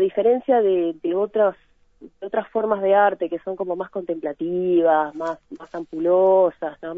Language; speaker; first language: Spanish; native; Spanish